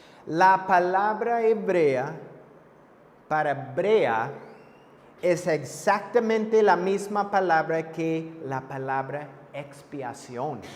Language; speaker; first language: Spanish; non-native, fluent; English